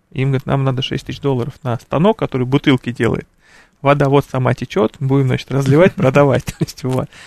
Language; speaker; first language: Russian; native; Russian